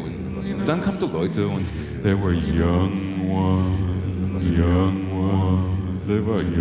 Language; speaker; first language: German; non-native, learner; English